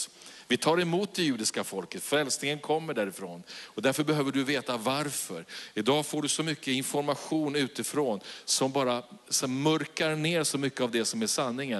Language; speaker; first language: Swedish; native; Swedish